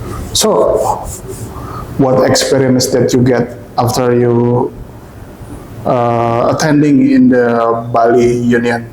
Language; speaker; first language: English; non-native, local second language; Indonesian